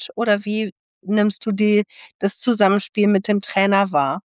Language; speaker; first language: German; native; German